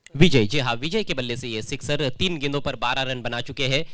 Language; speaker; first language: Hindi; non-native, local second language; Marathi